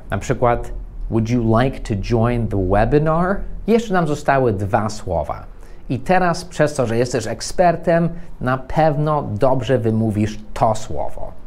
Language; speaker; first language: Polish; non-native, fluent; English